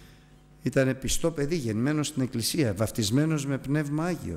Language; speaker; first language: Greek; native; Greek